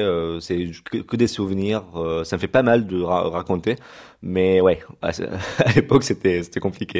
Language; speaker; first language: French; non-native, fluent; Arabic